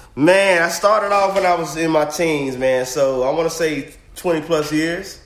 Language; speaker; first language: English; native; English